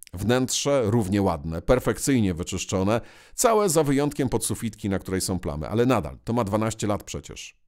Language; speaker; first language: Polish; native; Polish